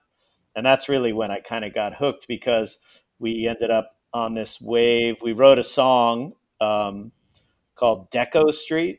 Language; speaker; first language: English; native; English